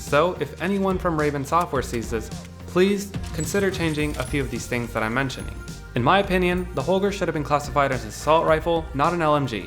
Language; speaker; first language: English; native; English